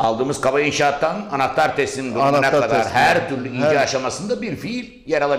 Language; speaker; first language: Turkish; native; Turkish